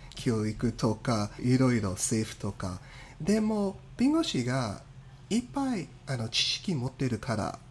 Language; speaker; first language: Japanese; non-native, fluent; English